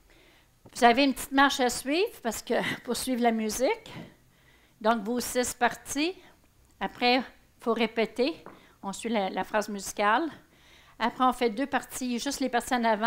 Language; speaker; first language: French; native; French